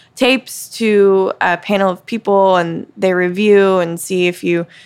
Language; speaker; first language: English; native; English